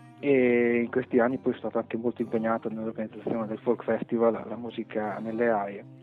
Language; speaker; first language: Italian; native; Italian